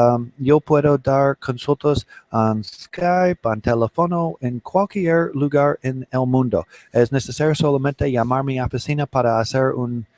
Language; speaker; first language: Spanish; non-native, learner; English